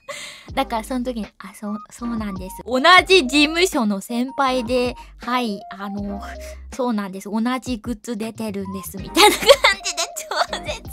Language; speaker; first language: Japanese; native; Japanese